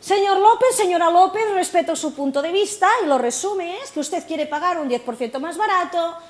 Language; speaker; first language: Spanish; non-native, local second language; Catalan